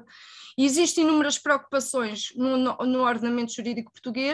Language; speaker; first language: Portuguese; native; Portuguese